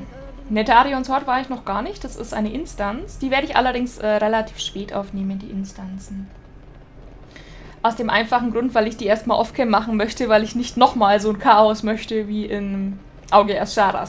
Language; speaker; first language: German; native; German